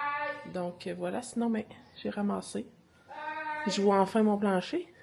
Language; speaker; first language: French; native; French